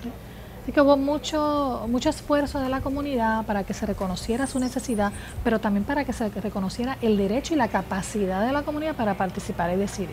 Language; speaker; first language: Spanish; native; Spanish